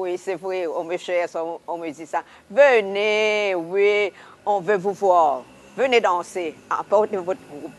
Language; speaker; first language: French; non-native, local second language; Hakka Chinese